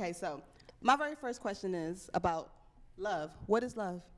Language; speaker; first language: English; native; English